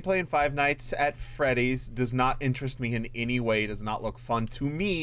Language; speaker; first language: English; native; English